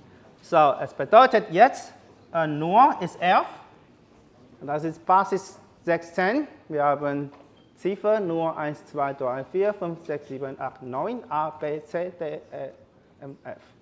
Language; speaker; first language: German; non-native, learner; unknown